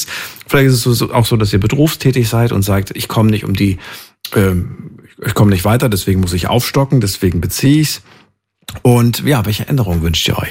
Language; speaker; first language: German; native; German